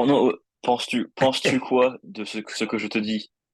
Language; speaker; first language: French; non-native, fluent; English